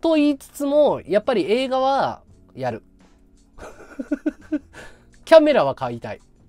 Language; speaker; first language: Japanese; native; Japanese